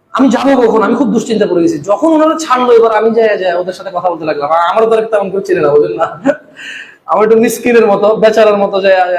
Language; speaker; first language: Bangla; early bilingual, heritage; Bangla